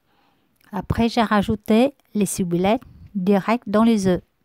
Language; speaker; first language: French; non-native, learner; Vietnamese